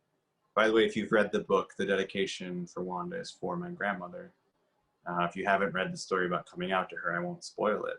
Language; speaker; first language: English; native; English